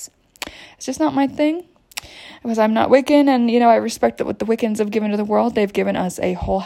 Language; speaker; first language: English; native; English